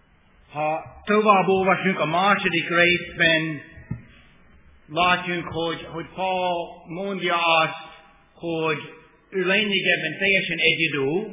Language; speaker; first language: Hungarian; non-native, fluent; English